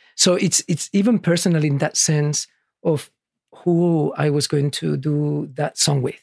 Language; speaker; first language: English; early bilingual, other home language; Catalan